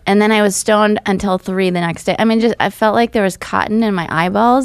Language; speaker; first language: English; early bilingual, other home language; Russian